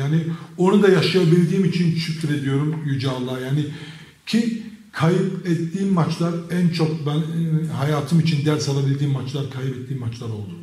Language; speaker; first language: Turkish; early bilingual, heritage; Turkish